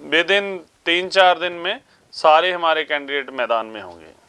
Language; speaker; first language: Hindi; non-native, local second language; Punjabi